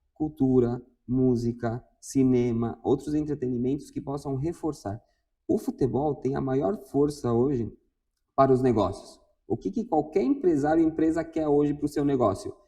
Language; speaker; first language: Portuguese; non-native, fluent; Spanish